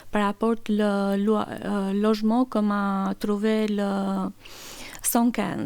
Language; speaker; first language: French; non-native, learner; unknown